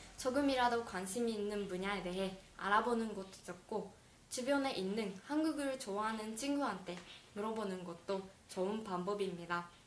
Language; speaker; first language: Korean; non-native, fluent; Japanese